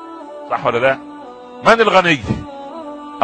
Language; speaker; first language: Arabic; native; Arabic